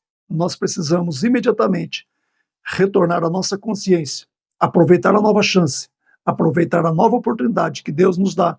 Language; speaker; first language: Portuguese; native; Portuguese